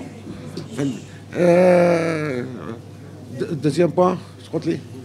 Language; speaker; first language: French; non-native, local second language; Arabic